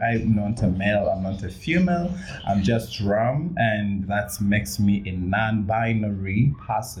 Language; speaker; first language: English; non-native, local second language; Ganda